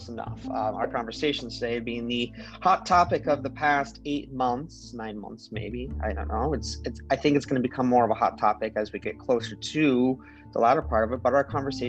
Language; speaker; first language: English; native; English